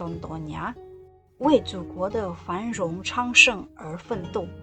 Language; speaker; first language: Chinese; non-native, fluent; Indonesian